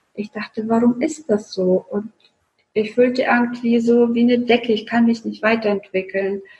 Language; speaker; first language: German; non-native, fluent; Russian